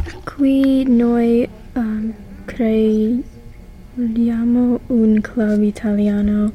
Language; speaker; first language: Italian; non-native, learner; English